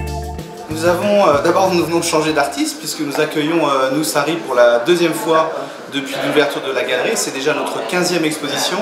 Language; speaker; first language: French; native; French